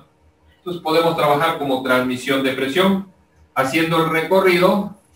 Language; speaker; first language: Spanish; native; Spanish